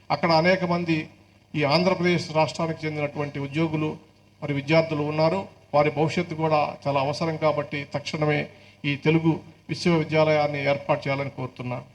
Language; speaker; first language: Telugu; native; Telugu